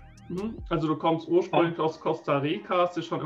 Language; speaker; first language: German; native; German